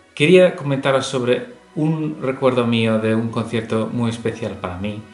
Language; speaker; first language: Spanish; early bilingual, heritage; English